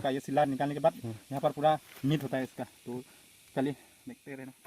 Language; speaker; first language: Hindi; non-native, local second language; Karbi